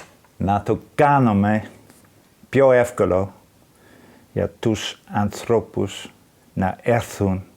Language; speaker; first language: Greek; non-native, learner; English